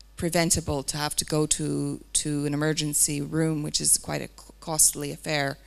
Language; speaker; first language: English; native; English